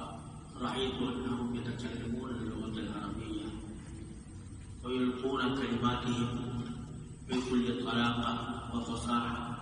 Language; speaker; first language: Arabic; non-native, fluent; Urdu